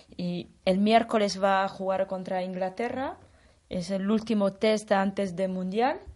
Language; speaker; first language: Spanish; non-native, fluent; Italian